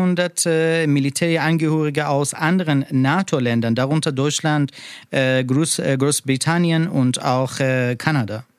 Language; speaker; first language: German; non-native, learner; Persian